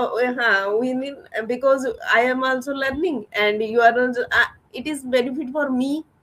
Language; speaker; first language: English; non-native, learner; Odia